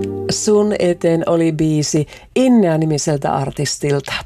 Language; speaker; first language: Finnish; native; Finnish